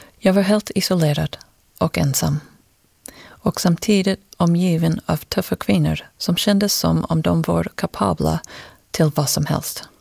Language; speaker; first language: Swedish; non-native, fluent; English